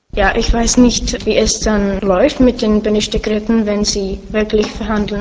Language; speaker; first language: German; non-native, learner; Czech